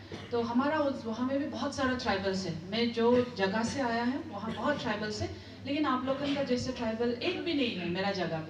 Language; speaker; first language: Hindi; non-native, local second language; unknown